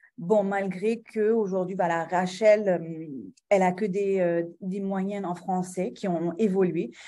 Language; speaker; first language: French; non-native, local second language; Arabic